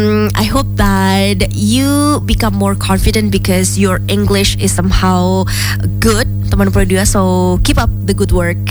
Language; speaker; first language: English; non-native, fluent; Indonesian